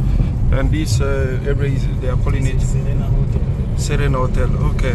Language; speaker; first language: English; non-native, learner; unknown